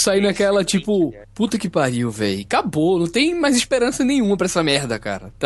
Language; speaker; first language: Portuguese; native; Portuguese